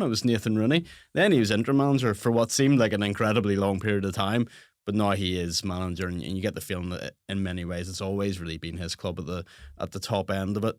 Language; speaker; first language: English; native; English